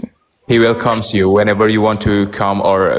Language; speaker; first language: English; non-native, fluent; Indonesian